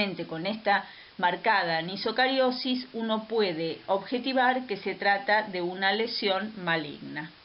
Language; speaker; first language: Spanish; native; Spanish